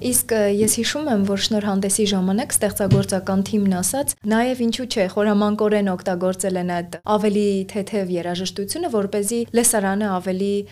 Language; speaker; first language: Armenian; native; Armenian